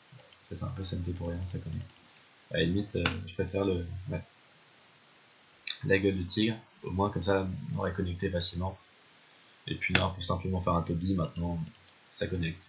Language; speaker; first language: French; native; French